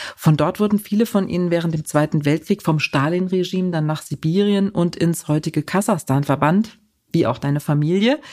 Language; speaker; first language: German; native; German